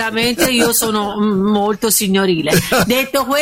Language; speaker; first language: Italian; native; Italian